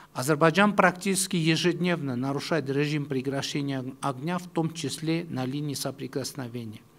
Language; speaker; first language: Russian; non-native, local second language; Armenian